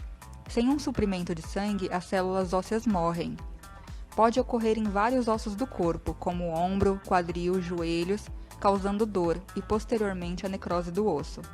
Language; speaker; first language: Portuguese; native; Portuguese